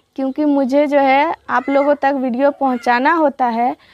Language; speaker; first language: Hindi; native; Hindi